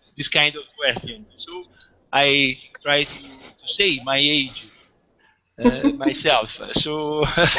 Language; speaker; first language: English; non-native, fluent; Italian